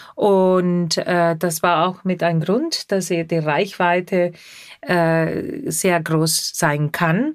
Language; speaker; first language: German; non-native, fluent; Spanish